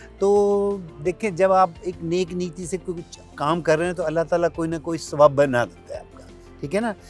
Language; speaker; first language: Urdu; non-native, local second language; Punjabi